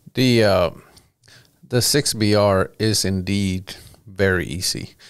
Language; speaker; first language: English; early bilingual, other home language; Spanish